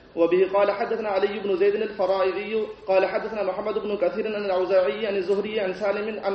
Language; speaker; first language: Arabic; non-native, fluent; Urdu